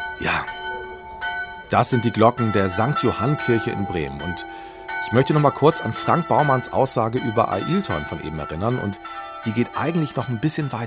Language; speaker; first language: German; native; German